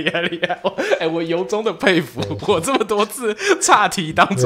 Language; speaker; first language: Chinese; native; Chinese